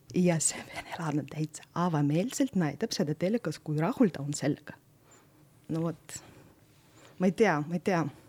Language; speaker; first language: Estonian; non-native, local second language; Russian